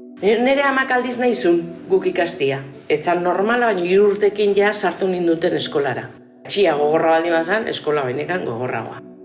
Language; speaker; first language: Basque; native; Basque